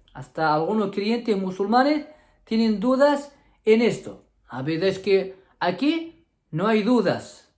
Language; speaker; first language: Spanish; non-native, fluent; Arabic